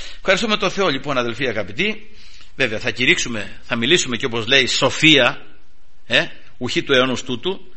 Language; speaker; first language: Greek; native; Greek